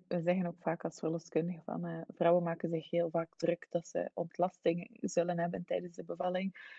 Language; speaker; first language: Dutch; native; Dutch